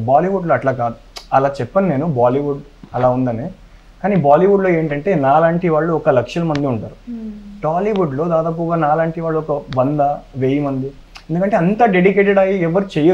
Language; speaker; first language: Telugu; non-native, local second language; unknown